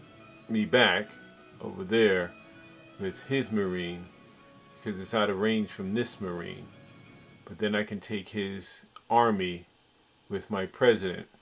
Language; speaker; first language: English; native; English